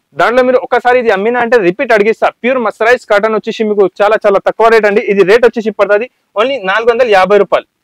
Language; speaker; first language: Telugu; non-native, local second language; Urdu